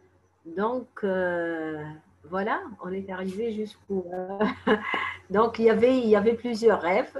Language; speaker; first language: French; non-native, fluent; Arabic